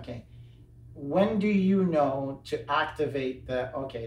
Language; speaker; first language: English; native; English